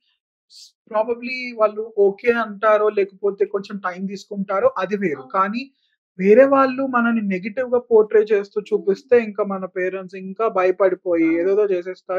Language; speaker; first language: Telugu; native; Telugu